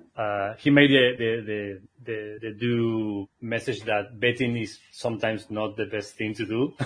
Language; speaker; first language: English; non-native, fluent; Spanish